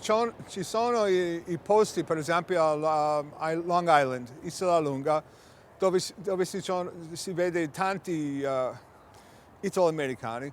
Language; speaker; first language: Italian; early bilingual, heritage; English